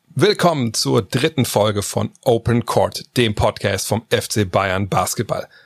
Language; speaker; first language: German; native; German